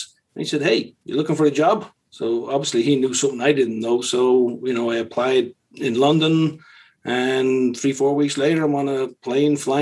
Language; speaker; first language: English; native; English